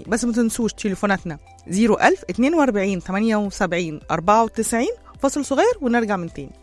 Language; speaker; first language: Arabic; native; Arabic